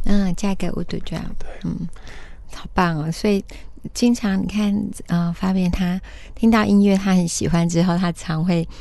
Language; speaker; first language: Chinese; native; Chinese